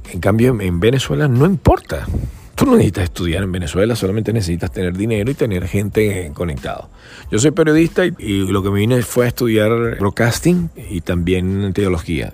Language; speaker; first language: Spanish; native; Spanish